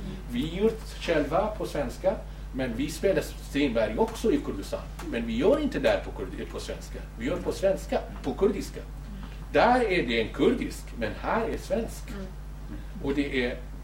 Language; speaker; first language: Swedish; non-native, fluent; Kurdish